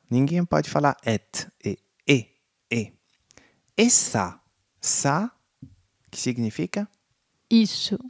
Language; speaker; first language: Portuguese; non-native, fluent; French